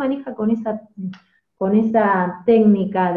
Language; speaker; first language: Spanish; native; Spanish